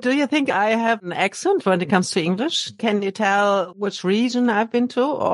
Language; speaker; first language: English; non-native, fluent; German